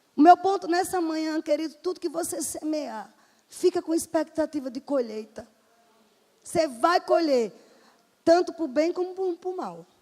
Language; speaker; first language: Portuguese; native; Portuguese